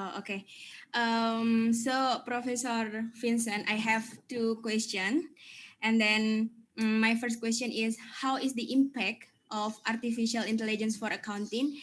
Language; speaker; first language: English; non-native, learner; Indonesian